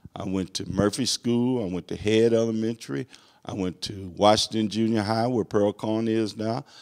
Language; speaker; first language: English; native; English